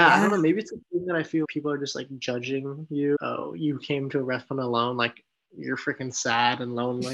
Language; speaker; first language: English; native; English